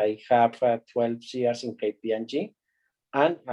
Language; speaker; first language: English; non-native, learner; Spanish